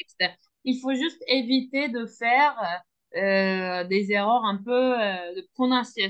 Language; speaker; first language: French; non-native, fluent; Turkish